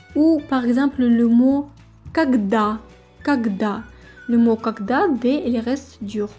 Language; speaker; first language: French; non-native, fluent; Russian